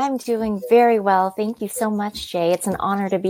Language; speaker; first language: English; native; English